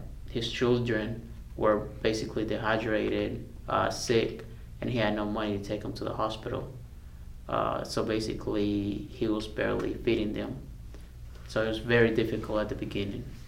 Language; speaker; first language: English; early bilingual, other home language; Spanish